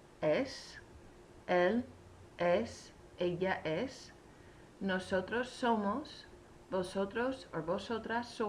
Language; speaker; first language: Spanish; non-native, fluent; English